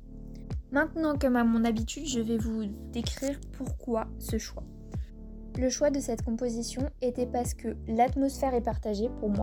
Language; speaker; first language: French; native; French